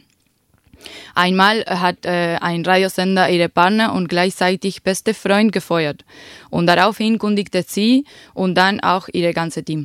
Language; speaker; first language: German; non-native, fluent; Spanish